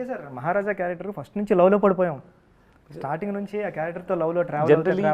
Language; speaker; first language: Telugu; native; Telugu